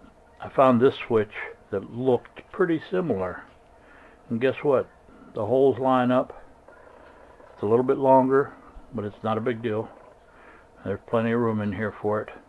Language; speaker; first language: English; native; English